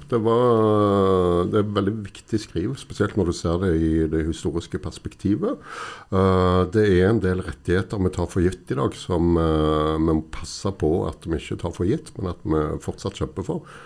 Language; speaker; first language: Norwegian; native; Norwegian